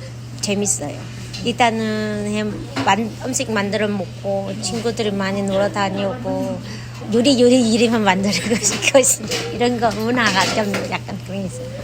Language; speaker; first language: Korean; non-native, fluent; Vietnamese